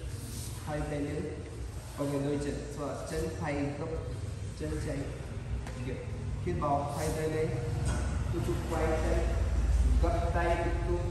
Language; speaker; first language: Vietnamese; non-native, learner; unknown